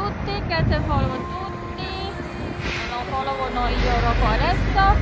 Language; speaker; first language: Italian; non-native, learner; Thai